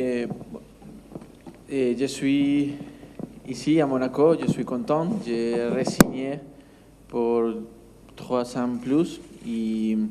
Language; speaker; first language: French; non-native, learner; Spanish